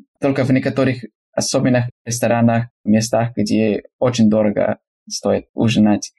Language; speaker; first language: Russian; non-native, fluent; English